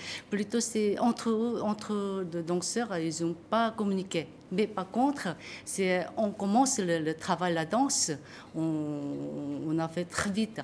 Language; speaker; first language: French; non-native, learner; Korean